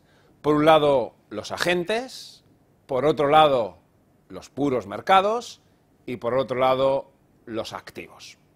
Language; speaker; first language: Spanish; native; Spanish